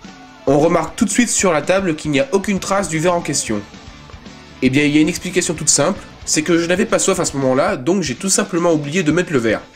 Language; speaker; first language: French; native; French